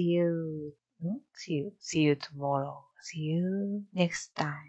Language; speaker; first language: English; non-native, learner; Japanese